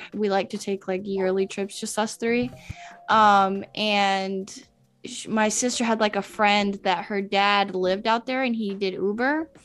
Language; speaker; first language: English; early bilingual, other home language; Spanish